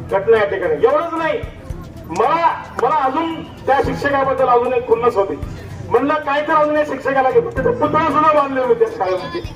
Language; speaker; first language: Marathi; native; Marathi